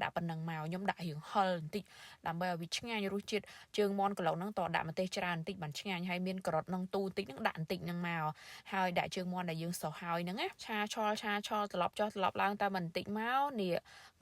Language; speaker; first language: Khmer; native; Khmer